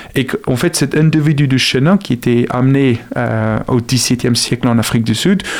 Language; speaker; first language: French; non-native, fluent; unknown